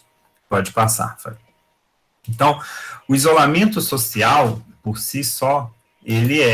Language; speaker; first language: Portuguese; native; Portuguese